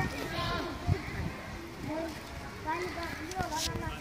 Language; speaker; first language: Turkish; early bilingual, heritage; Turkish